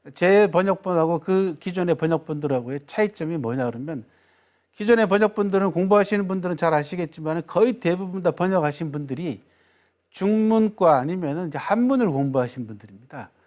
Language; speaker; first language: Korean; native; Korean